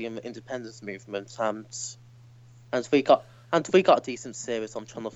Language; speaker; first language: English; native; English